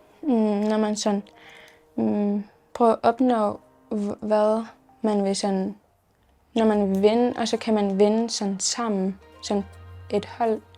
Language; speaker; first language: Danish; non-native, local second language; Kalaallisut